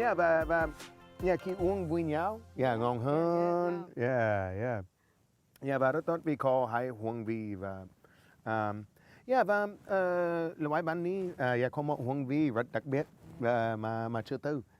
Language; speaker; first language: Vietnamese; non-native, fluent; English